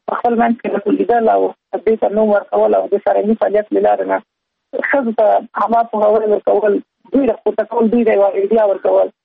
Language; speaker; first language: Pashto; native; Pashto